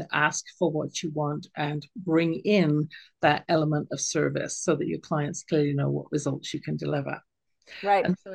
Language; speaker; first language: English; native; English